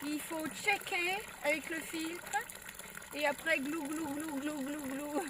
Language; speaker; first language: French; native; French